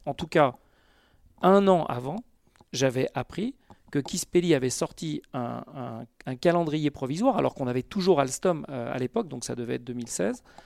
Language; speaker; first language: French; native; French